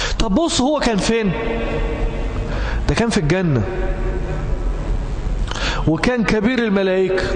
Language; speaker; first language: Arabic; native; Arabic